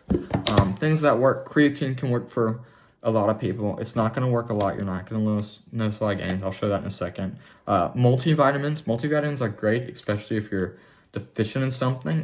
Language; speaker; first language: English; native; English